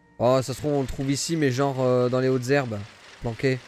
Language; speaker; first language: French; native; French